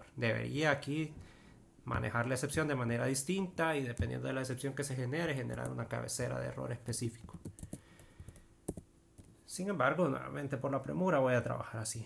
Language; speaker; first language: Spanish; native; Spanish